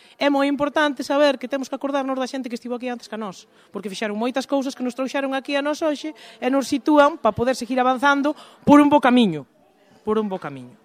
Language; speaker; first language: Galician; native; Galician